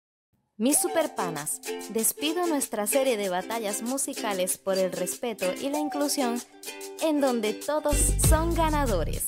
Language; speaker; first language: Spanish; native; Spanish